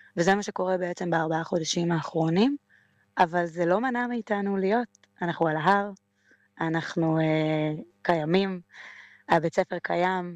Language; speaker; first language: Hebrew; native; Hebrew